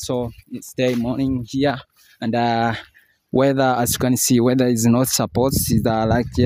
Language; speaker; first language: English; non-native, learner; Swahili